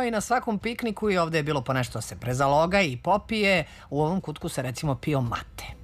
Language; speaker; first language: Serbian; native; Serbian